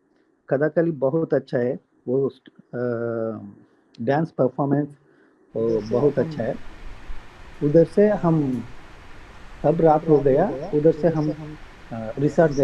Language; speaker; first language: Hindi; non-native, local second language; Telugu